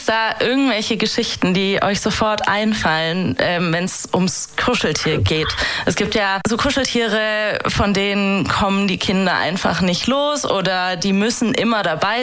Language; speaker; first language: German; native; German